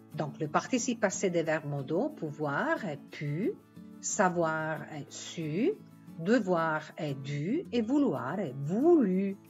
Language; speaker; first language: French; non-native, fluent; Italian